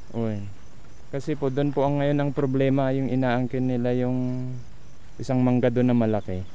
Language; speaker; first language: Filipino; non-native, local second language; Iloko